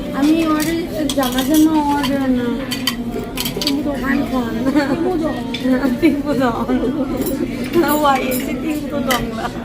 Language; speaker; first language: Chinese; non-native, learner; Bangla